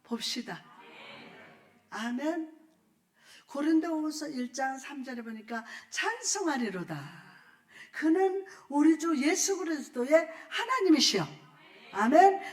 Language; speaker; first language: Korean; native; Korean